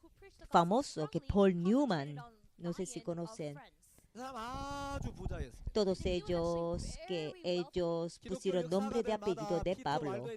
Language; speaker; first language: Spanish; non-native, fluent; Korean